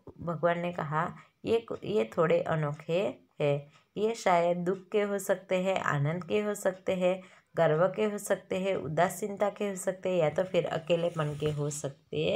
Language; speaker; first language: Hindi; non-native, local second language; Gujarati